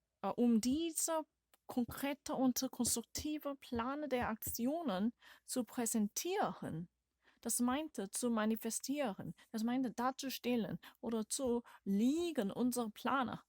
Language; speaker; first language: German; non-native, learner; Korean